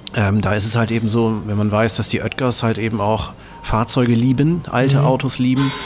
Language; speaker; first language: German; native; German